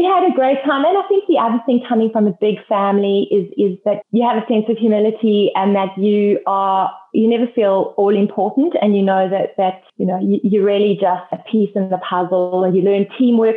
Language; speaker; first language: English; native; English